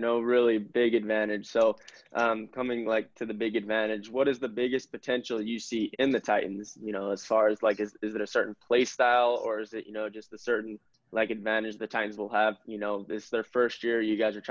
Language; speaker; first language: English; native; English